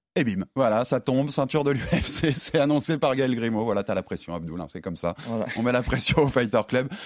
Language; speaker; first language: French; native; French